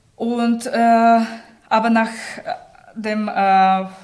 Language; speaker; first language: German; non-native, learner; Russian